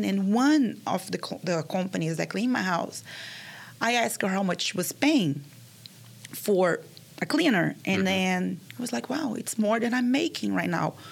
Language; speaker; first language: English; non-native, fluent; Portuguese